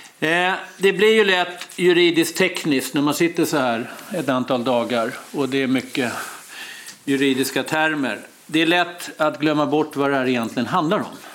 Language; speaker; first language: Swedish; native; Swedish